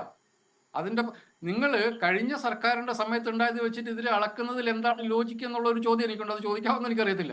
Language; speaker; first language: Malayalam; native; Malayalam